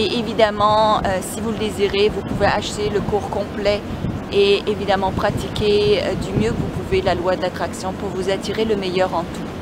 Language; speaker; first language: French; native; French